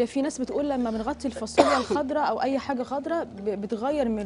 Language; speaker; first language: Arabic; native; Arabic